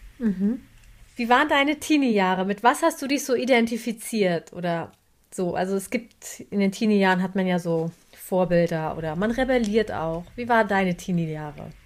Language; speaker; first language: German; early bilingual, other home language; Turkish